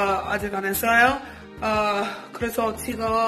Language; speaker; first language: Korean; non-native, learner; English